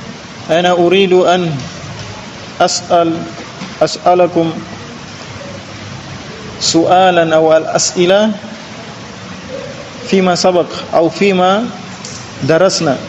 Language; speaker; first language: Arabic; non-native, fluent; Indonesian